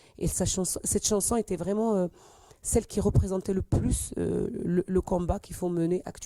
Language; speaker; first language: French; native; French